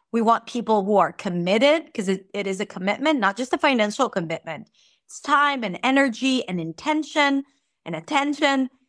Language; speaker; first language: English; non-native, fluent; Hebrew